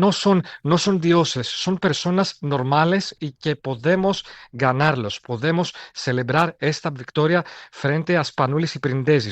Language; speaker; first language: Spanish; non-native, fluent; Greek